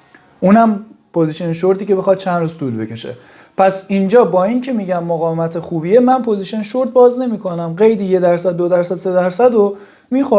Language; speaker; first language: Persian; native; Persian